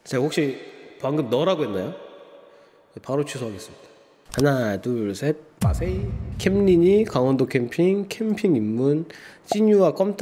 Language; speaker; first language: Korean; native; Korean